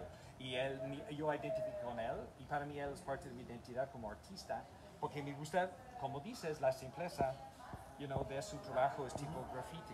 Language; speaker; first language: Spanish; non-native, learner; English